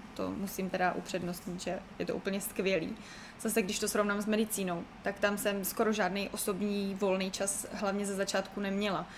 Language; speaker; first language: Czech; native; Czech